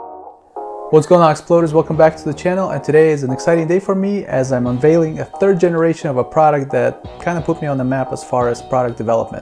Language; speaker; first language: English; native; English